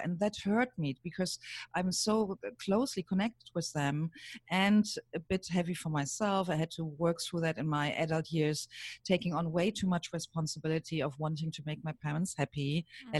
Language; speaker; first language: English; non-native, fluent; German